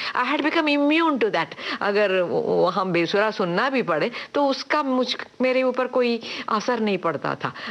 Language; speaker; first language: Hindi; non-native, local second language; Tamil